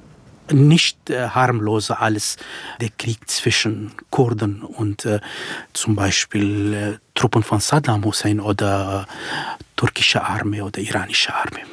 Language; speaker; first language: German; non-native, fluent; Kurdish